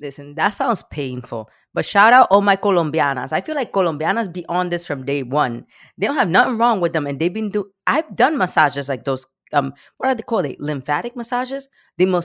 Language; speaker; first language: English; early bilingual, other home language; Spanish